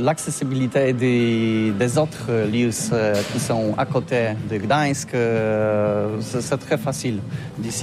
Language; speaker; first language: French; non-native, learner; Polish